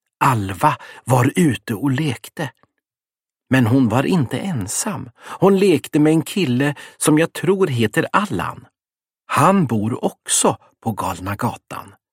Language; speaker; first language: Swedish; native; Swedish